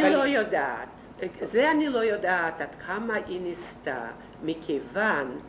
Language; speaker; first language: Hebrew; non-native, fluent; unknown